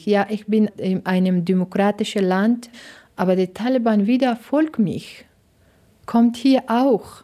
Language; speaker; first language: German; non-native, learner; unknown